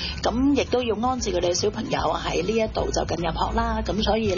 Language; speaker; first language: Chinese; native; Chinese